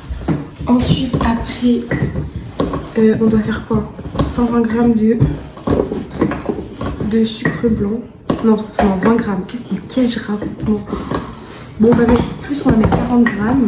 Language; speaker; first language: French; native; French